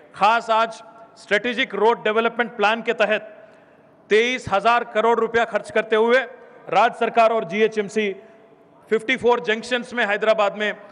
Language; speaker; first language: Hindi; non-native, local second language; Telugu